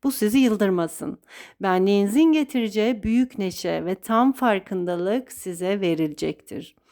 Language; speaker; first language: Turkish; native; Turkish